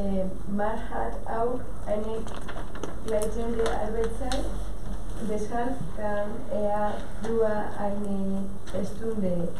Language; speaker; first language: German; non-native, learner; Spanish